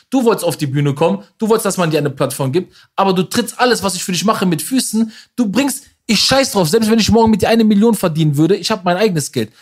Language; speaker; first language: German; early bilingual, other home language; Persian